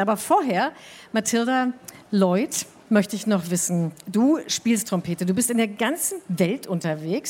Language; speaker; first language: German; native; German